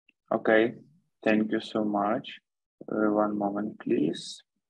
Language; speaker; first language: English; non-native, learner; Ukrainian